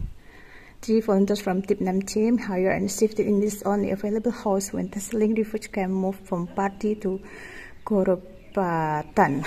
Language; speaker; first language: English; non-native, learner; Indonesian